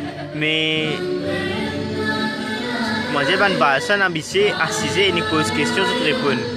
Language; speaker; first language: French; non-native, learner; Morisyen